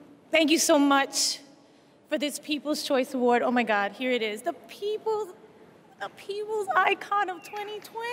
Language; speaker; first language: English; early bilingual, other home language; Spanish